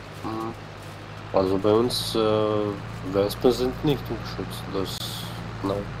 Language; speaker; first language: German; non-native, fluent; Slovenian